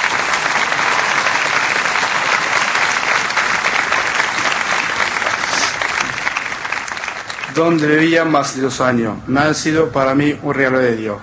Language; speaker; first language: Spanish; non-native, fluent; Arabic